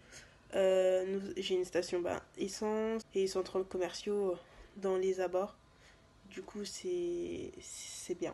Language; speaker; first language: French; native; French